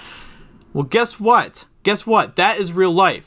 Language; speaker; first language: English; native; English